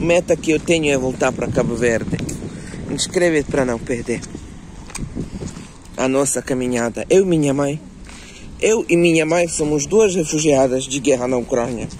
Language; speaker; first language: Portuguese; non-native, local second language; Kabuverdianu